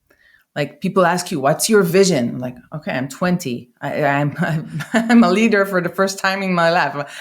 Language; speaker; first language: English; non-native, fluent; Hebrew